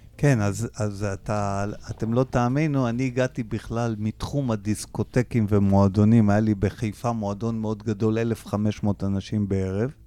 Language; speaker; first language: Hebrew; native; Hebrew